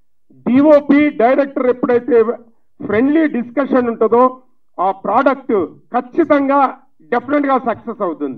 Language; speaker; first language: Telugu; native; Telugu